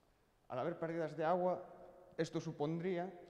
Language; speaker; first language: Spanish; native; Spanish